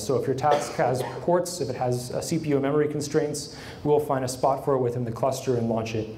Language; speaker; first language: English; native; English